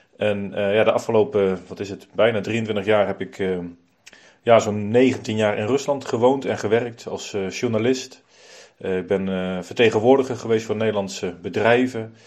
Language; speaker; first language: Dutch; native; Dutch